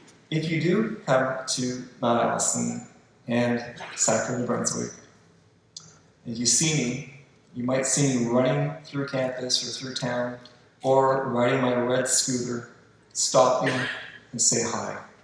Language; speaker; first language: English; native; English